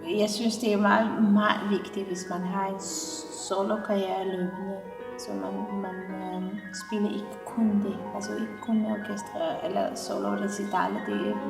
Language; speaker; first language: Danish; non-native, fluent; Armenian